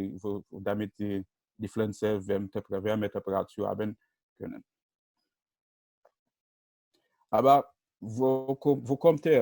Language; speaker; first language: German; non-native, learner; Haitian Creole